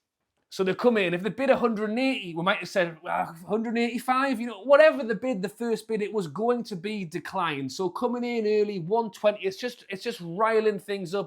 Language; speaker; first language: English; native; English